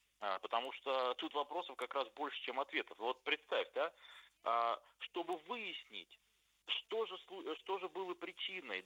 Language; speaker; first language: Russian; native; Russian